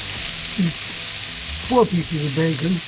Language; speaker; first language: English; native; English